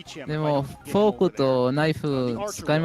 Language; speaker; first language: Japanese; non-native, learner; Spanish